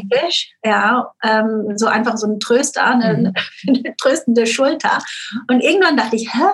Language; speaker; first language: German; native; German